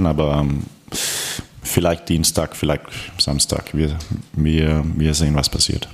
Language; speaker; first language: German; non-native, fluent; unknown